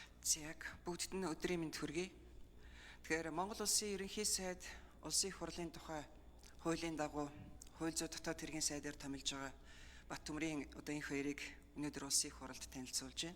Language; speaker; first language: Mongolian; native; Mongolian